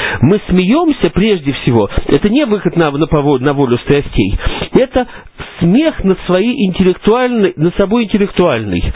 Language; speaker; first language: Russian; native; Russian